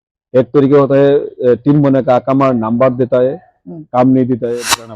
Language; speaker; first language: Hindi; non-native, local second language; Bangla